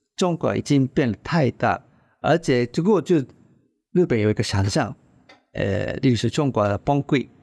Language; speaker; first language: Chinese; non-native, fluent; Japanese